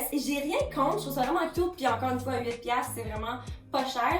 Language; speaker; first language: French; native; French